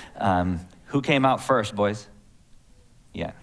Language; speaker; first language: English; native; English